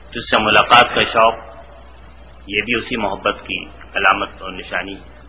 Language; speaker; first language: Urdu; native; Urdu